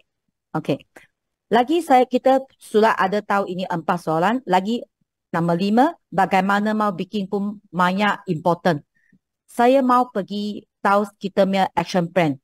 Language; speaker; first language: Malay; non-native, local second language; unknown